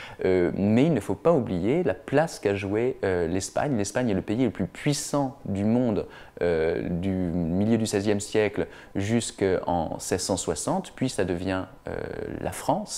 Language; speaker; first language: French; native; French